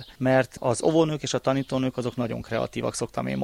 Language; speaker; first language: Hungarian; native; Hungarian